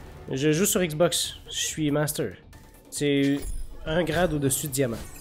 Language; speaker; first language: French; native; French